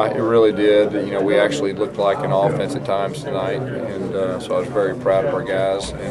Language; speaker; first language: English; native; English